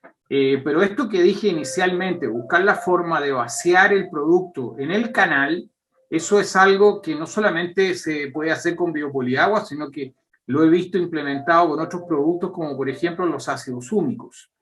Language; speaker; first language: Spanish; native; Spanish